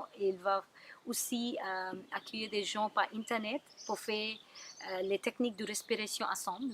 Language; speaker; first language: French; non-native, learner; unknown